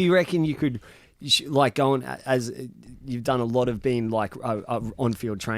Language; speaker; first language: English; native; English